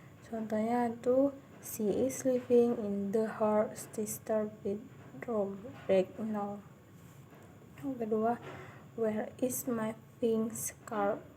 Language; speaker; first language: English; non-native, learner; Indonesian